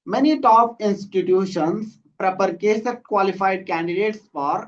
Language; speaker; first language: English; non-native, local second language; Kannada